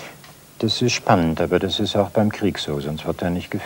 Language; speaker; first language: German; native; German